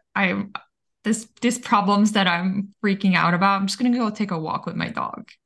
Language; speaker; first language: English; early bilingual, other home language; Bulgarian